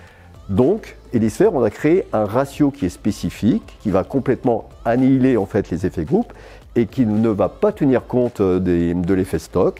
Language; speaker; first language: French; native; French